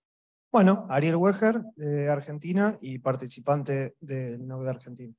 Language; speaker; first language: Spanish; native; Spanish